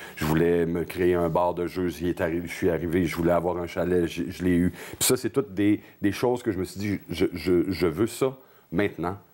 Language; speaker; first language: French; native; French